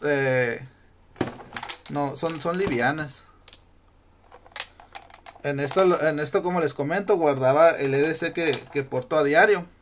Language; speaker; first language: Spanish; native; Spanish